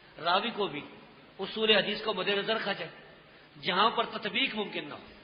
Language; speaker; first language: Urdu; non-native, local second language; Pashto